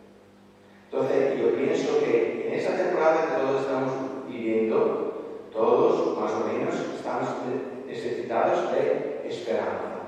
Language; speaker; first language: Spanish; non-native, fluent; Italian